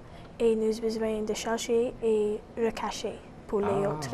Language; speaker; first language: French; non-native, local second language; English